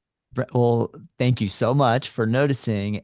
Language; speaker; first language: English; native; English